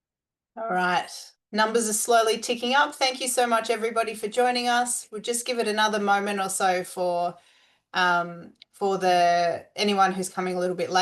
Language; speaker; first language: English; native; English